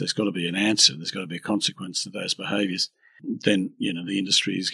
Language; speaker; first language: English; native; English